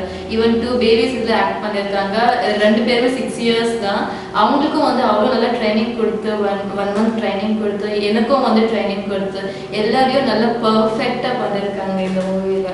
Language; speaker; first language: Tamil; non-native, local second language; Telugu